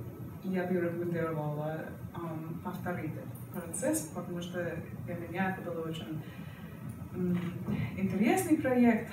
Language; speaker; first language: Russian; non-native, learner; English